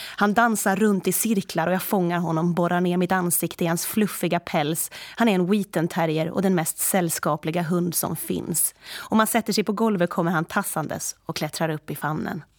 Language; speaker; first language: Swedish; native; Swedish